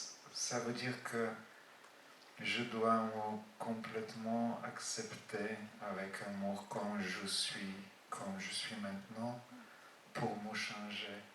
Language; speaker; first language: French; non-native, fluent; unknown